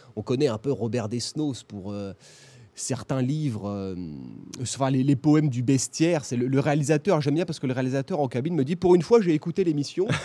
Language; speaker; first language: French; native; French